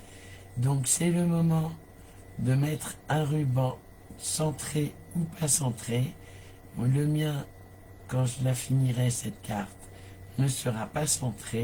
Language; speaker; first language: French; native; French